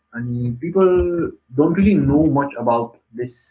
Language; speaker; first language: English; non-native, local second language; Nepali